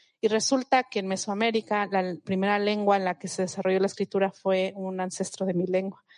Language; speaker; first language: Spanish; non-native, local second language; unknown